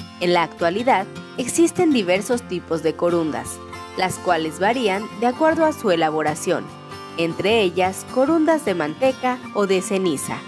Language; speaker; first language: Spanish; native; Spanish